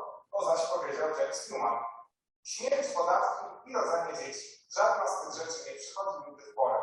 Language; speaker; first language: Polish; native; Polish